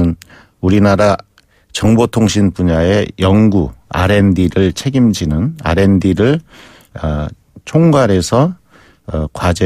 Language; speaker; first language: Korean; native; Korean